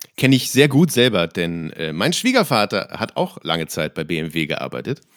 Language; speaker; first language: German; native; German